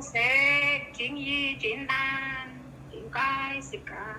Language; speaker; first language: Cantonese; non-native, learner; Indonesian